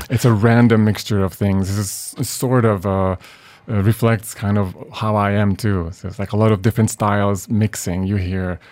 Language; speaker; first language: English; non-native, fluent; Hungarian